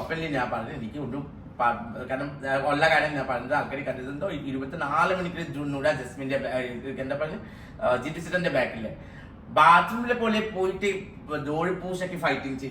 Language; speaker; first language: Malayalam; non-native, local second language; Assamese